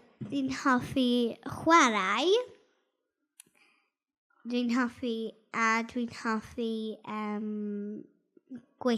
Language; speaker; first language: Welsh; non-native, learner; Spanish